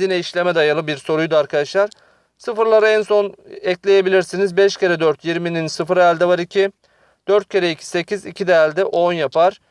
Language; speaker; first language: Turkish; native; Turkish